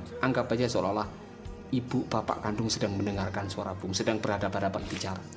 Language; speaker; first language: Indonesian; native; Indonesian